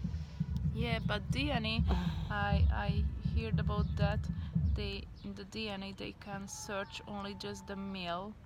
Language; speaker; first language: English; non-native, learner; Hungarian